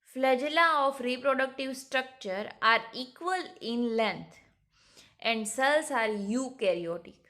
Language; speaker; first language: English; non-native, local second language; Gujarati